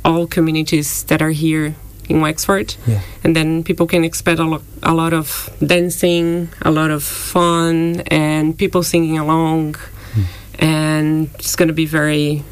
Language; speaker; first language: English; non-native, fluent; Portuguese